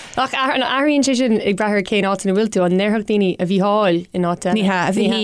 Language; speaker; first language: Irish; non-native, local second language; English